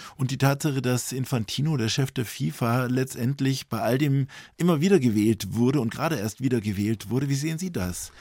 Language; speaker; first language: German; native; German